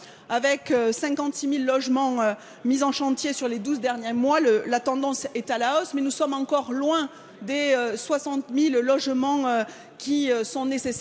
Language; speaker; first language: French; native; French